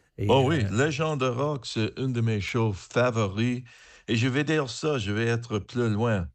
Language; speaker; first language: French; non-native, learner; English